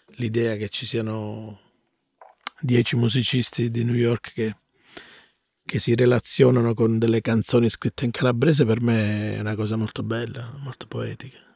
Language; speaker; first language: Italian; native; Italian